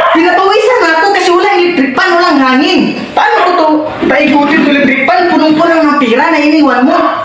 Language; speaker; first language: Filipino; non-native, local second language; Cebuano